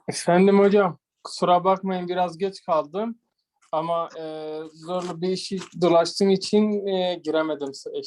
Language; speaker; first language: Turkish; non-native, fluent; Arabic